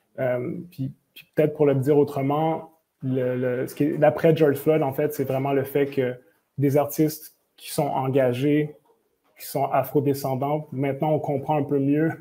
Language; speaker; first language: French; native; French